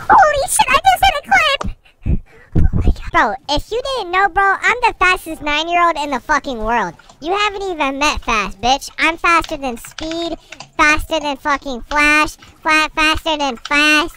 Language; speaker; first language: English; native; English